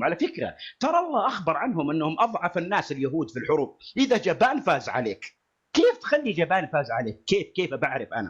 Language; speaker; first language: Arabic; native; Arabic